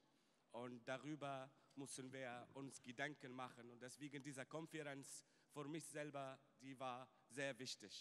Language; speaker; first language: German; non-native, fluent; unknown